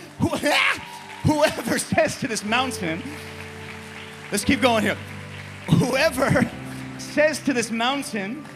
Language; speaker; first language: English; native; English